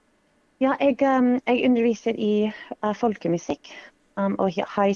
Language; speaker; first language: Norwegian; non-native, fluent; English